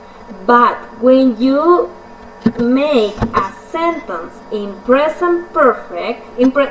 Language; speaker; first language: English; non-native, fluent; Spanish